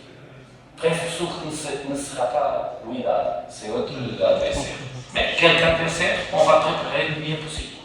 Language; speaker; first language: French; non-native, fluent; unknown